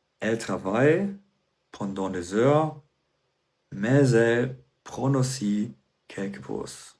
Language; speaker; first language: French; non-native, fluent; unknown